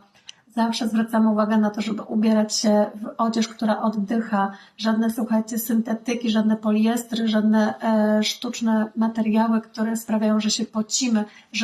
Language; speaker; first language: Polish; native; Polish